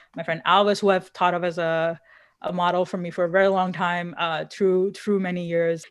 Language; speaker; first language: English; non-native, local second language; Hindi